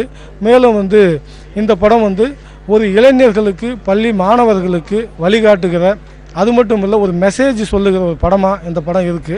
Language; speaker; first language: Tamil; native; Tamil